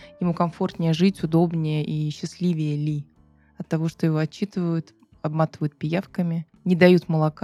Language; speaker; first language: Russian; native; Russian